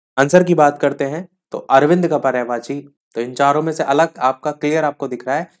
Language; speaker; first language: Hindi; native; Hindi